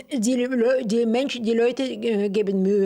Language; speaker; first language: German; non-native, fluent; Russian